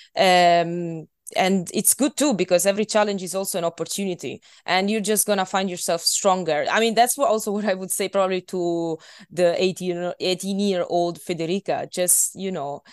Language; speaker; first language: English; non-native, fluent; Italian